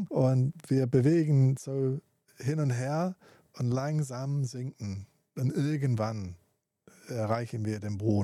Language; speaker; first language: German; non-native, fluent; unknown